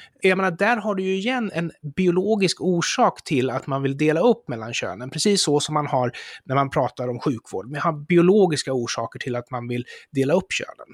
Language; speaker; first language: Swedish; native; Swedish